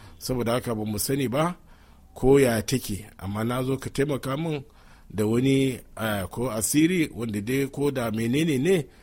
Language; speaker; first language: Hausa; non-native, local second language; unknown